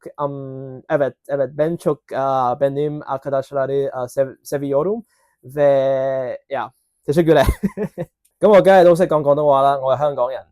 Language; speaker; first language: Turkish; non-native, learner; Cantonese